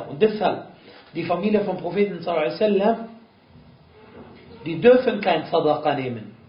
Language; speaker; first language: German; non-native, fluent; Arabic